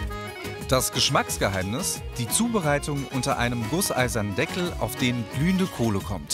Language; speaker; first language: German; early bilingual, other home language; Croatian